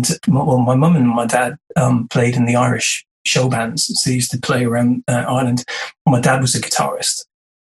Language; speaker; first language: English; native; English